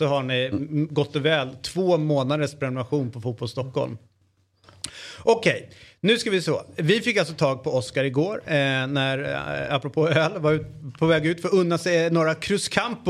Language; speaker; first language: Swedish; native; Swedish